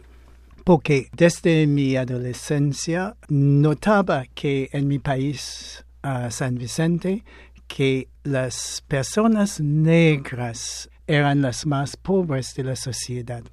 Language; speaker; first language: Spanish; non-native, fluent; English